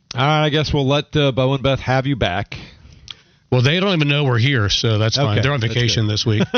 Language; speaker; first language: English; native; English